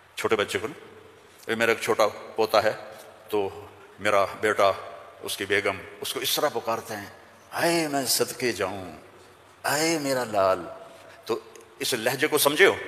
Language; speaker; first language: Urdu; non-native, local second language; Punjabi